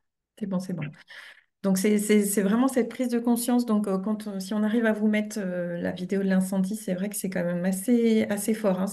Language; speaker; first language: French; native; French